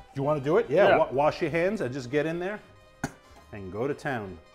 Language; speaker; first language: English; native; English